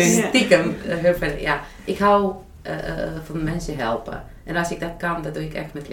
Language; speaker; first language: Dutch; non-native, fluent; Romanian